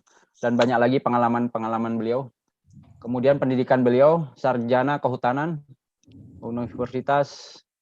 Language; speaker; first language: Indonesian; native; Indonesian